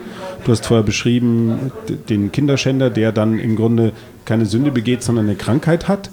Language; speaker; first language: German; native; German